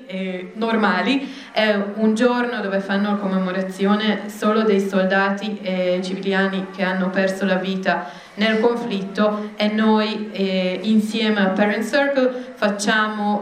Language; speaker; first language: Italian; non-native, fluent; Hebrew